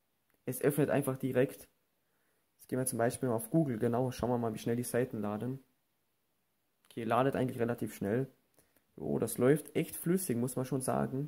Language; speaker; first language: German; native; German